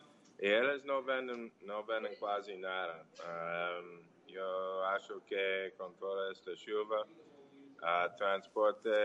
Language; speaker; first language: Portuguese; non-native, learner; English